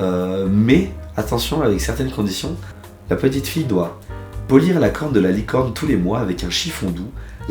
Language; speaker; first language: French; native; French